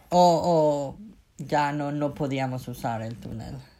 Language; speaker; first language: Spanish; non-native, fluent; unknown